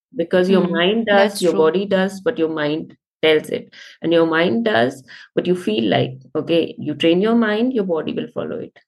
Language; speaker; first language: English; non-native, local second language; Hindi